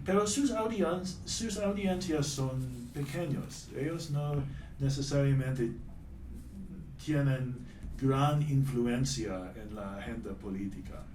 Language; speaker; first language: Spanish; non-native, fluent; English